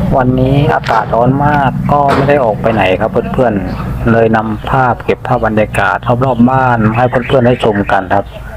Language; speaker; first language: Thai; native; Thai